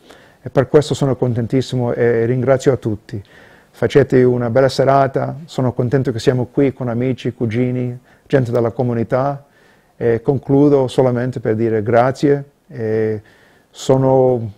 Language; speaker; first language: Italian; early bilingual, heritage; Italian